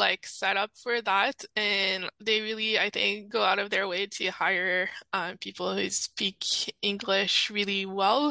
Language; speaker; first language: English; non-native, fluent; French